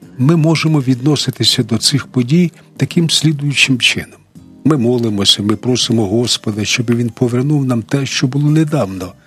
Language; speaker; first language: Ukrainian; non-native, local second language; Russian